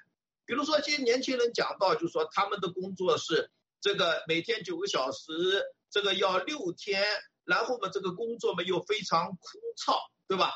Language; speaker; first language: Chinese; native; Chinese